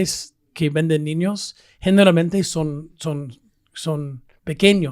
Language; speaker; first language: Spanish; non-native, fluent; English